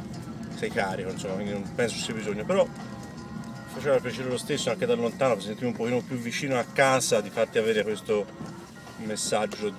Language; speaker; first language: Italian; native; Italian